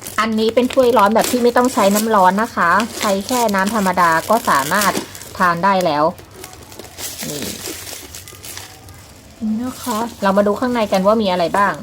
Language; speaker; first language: Thai; native; Thai